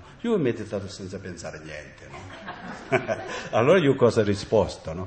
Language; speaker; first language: Italian; non-native, learner; Tibetan